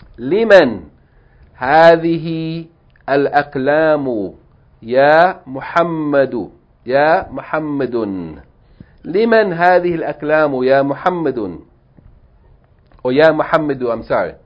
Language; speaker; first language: Arabic; non-native, fluent; English